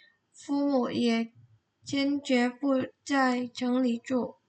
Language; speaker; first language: Chinese; non-native, learner; Indonesian